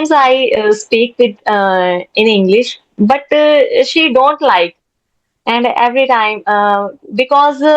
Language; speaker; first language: English; non-native, learner; Hindi